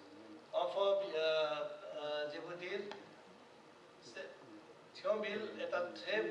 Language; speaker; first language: French; non-native, learner; Nepali